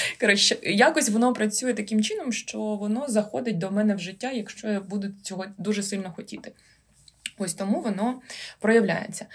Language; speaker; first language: Ukrainian; non-native, local second language; Russian